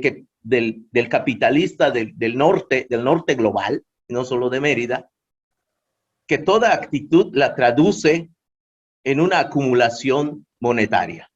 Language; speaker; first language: Spanish; non-native, local second language; Yucateco